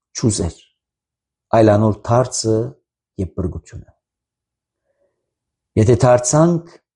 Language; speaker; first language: Armenian; native; Armenian